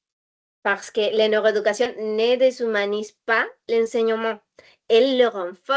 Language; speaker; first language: French; non-native, learner; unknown